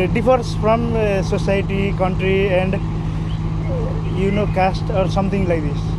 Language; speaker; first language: English; non-native, learner; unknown